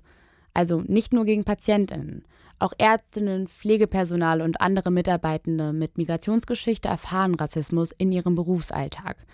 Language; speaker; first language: German; native; German